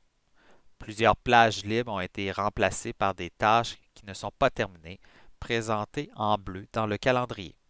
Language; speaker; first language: French; native; French